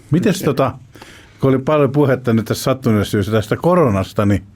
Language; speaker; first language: Finnish; native; Finnish